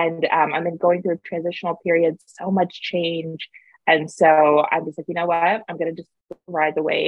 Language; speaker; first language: English; native; English